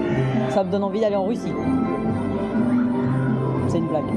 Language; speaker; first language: French; native; French